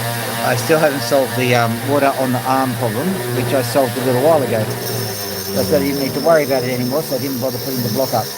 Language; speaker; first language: English; native; English